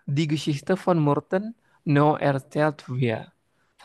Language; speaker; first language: German; non-native, learner; Indonesian